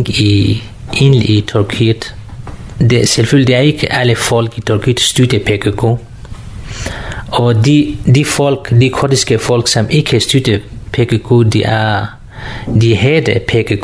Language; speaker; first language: Danish; non-native, learner; Kurdish